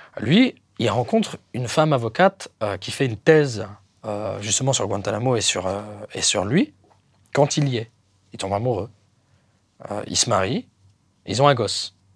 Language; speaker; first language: French; native; French